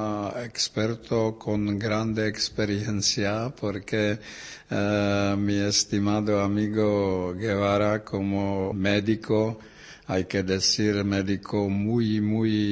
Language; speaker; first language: Spanish; non-native, learner; Czech